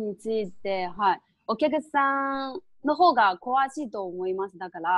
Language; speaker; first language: Japanese; non-native, fluent; Chinese